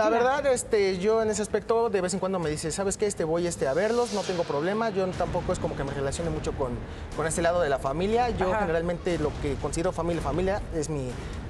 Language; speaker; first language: Spanish; native; Spanish